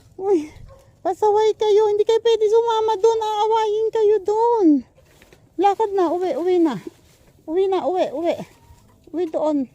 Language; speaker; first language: Filipino; native; Filipino